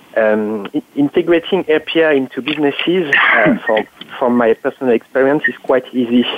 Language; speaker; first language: English; non-native, fluent; French